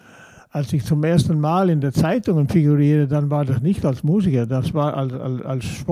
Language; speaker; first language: German; non-native, fluent; Swedish